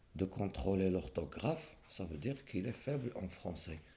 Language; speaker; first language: French; non-native, local second language; Arabic